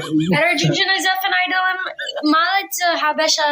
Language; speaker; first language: Amharic; non-native, learner; Tigrinya